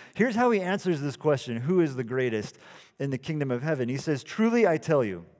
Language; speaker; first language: English; early bilingual, other home language; Dutch